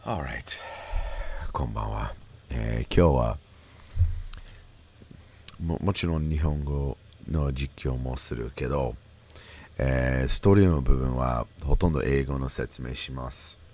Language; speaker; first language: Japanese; non-native, fluent; English